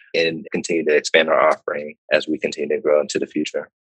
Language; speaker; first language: English; native; English